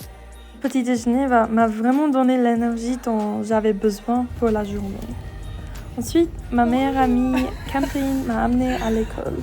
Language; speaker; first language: French; non-native, learner; English